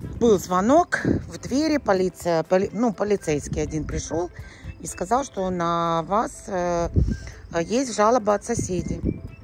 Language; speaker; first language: Russian; native; Russian